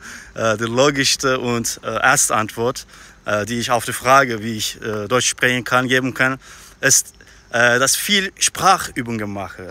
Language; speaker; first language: German; non-native, fluent; Turkish